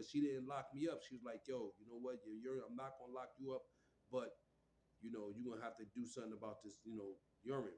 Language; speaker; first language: English; native; English